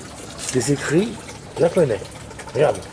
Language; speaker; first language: French; native; French